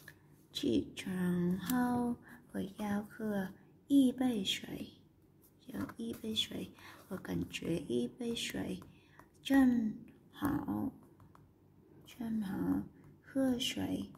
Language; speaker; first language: Chinese; non-native, learner; Vietnamese